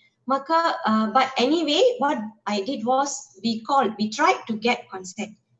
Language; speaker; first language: English; non-native, local second language; Tamil